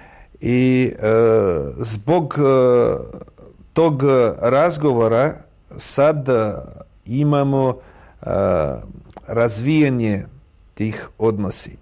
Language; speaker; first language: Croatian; non-native, fluent; Russian